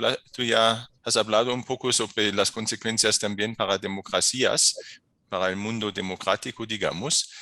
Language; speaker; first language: Spanish; non-native, fluent; German